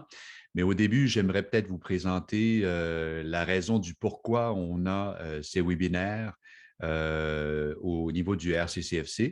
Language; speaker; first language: French; native; French